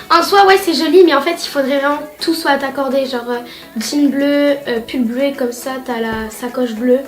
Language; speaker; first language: French; native; French